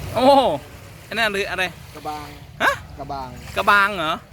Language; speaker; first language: Thai; native; Thai